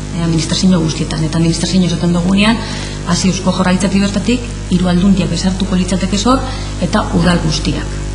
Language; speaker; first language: Basque; native; Basque